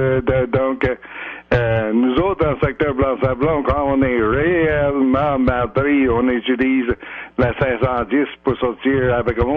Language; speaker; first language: French; native; French